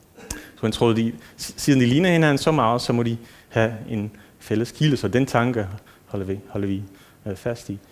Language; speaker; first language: Danish; non-native, fluent; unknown